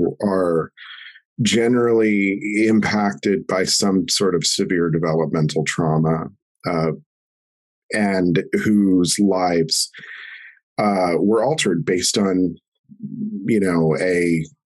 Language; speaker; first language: English; native; English